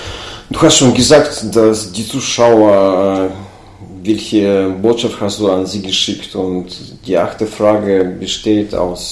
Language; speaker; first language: German; non-native, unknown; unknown